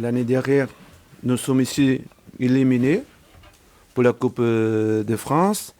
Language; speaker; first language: French; non-native, learner; Portuguese